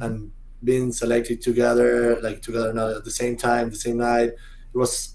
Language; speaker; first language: English; non-native, fluent; Spanish